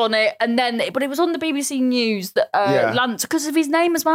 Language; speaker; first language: English; native; English